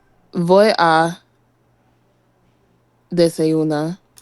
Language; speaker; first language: Spanish; non-native, learner; English